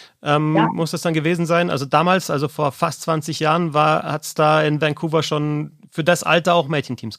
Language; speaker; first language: German; native; German